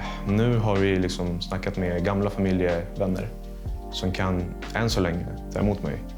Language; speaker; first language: Swedish; non-native, fluent; Spanish